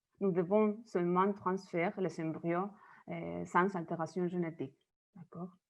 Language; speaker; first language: French; non-native, learner; Spanish